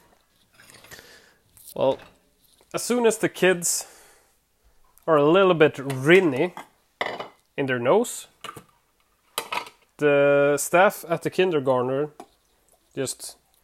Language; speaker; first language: English; non-native, fluent; Swedish